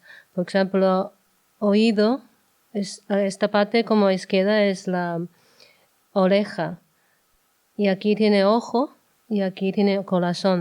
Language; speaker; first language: Spanish; non-native, learner; Chinese